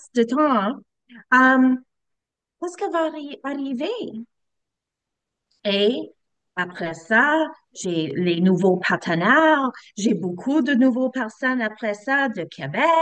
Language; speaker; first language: French; non-native, learner; English